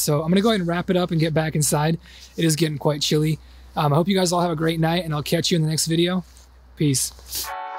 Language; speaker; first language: English; native; English